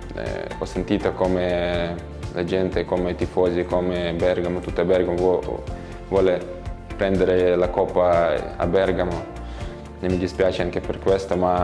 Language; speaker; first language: Italian; non-native, learner; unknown